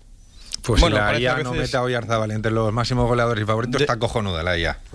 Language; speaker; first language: Spanish; native; Spanish